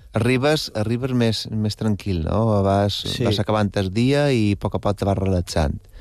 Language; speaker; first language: Catalan; native; Catalan